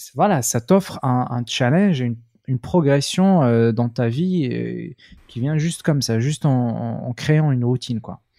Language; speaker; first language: French; non-native, local second language; Arabic